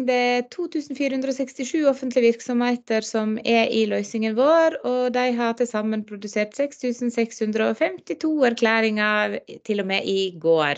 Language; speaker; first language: Norwegian; native; Norwegian